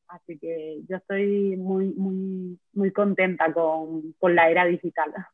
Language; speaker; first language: Spanish; native; Spanish